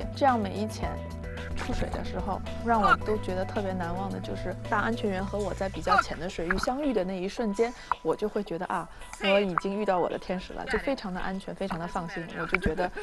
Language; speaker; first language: Chinese; native; Chinese